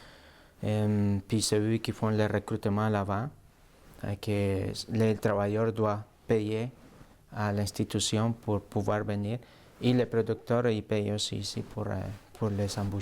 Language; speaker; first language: French; native; French